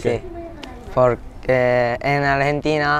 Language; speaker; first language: Spanish; non-native, learner; Japanese